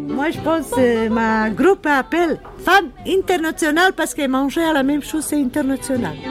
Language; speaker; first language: French; non-native, learner; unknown